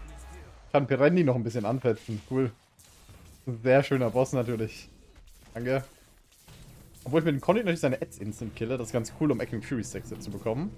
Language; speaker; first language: German; native; German